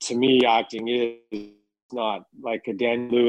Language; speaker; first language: English; native; English